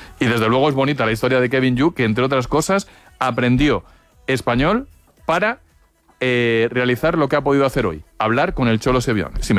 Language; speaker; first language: Spanish; native; Spanish